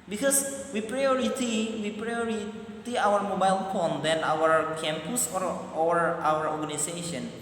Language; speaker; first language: English; non-native, learner; Madurese